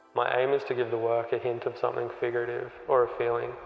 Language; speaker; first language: English; native; English